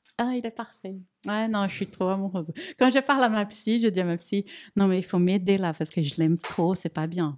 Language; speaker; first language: French; non-native, fluent; Portuguese